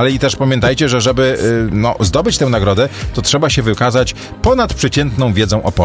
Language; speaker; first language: Polish; native; Polish